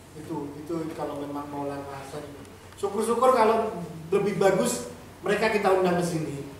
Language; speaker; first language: Indonesian; native; Indonesian